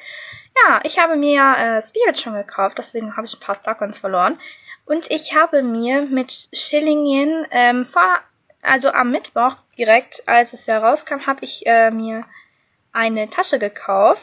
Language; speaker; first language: German; native; German